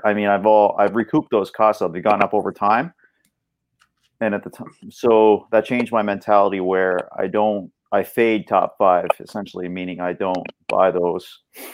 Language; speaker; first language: English; native; English